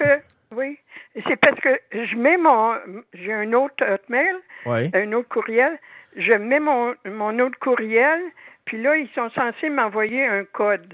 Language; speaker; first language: French; native; French